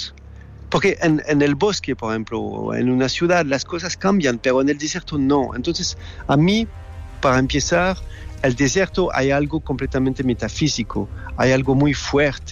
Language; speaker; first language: Spanish; non-native, learner; French